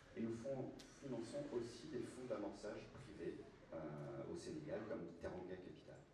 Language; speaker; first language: French; native; French